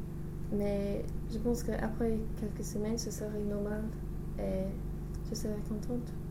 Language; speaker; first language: French; non-native, learner; English